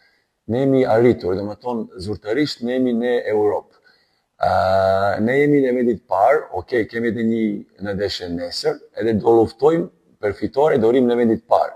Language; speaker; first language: Albanian; non-native, learner; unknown